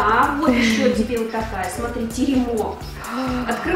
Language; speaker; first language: Russian; native; Russian